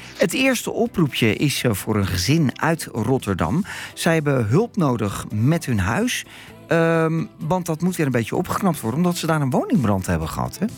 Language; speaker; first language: Dutch; native; Dutch